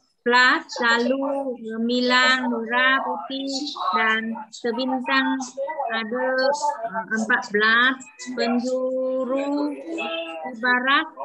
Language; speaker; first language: Indonesian; non-native, learner; Vietnamese